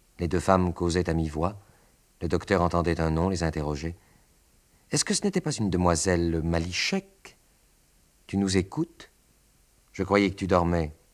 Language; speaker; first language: French; native; French